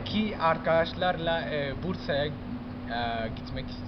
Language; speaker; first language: Turkish; non-native, learner; Chinese